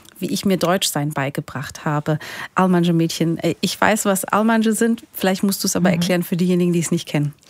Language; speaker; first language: German; native; German